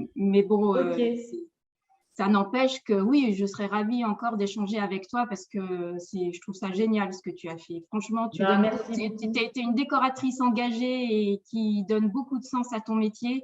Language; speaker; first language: French; native; French